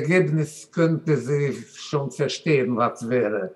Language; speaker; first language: German; non-native, learner; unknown